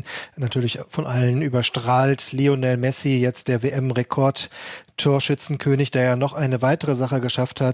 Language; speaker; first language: German; native; German